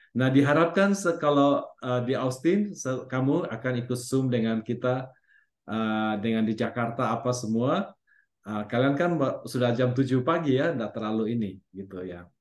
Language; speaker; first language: Indonesian; native; Indonesian